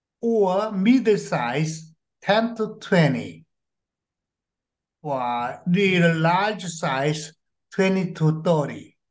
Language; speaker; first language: English; non-native, learner; Korean